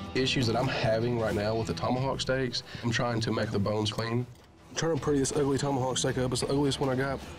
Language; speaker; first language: English; native; English